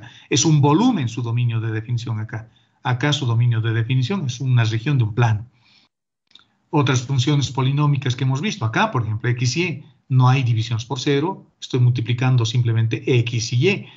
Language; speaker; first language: Spanish; native; Spanish